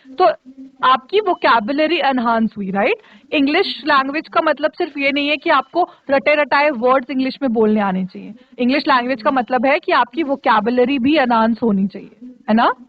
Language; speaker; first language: Hindi; native; Hindi